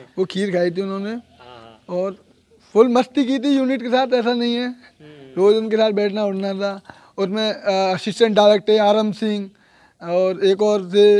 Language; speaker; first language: Hindi; native; Hindi